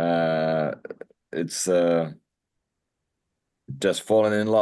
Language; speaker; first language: English; non-native, learner; Russian